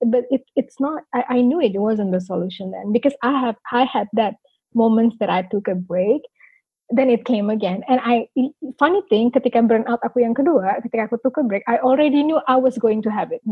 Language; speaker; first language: English; non-native, fluent; Indonesian